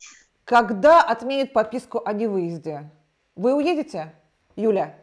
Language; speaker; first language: Russian; native; Russian